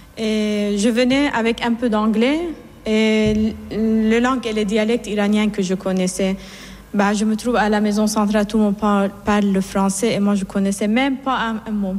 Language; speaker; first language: French; non-native, fluent; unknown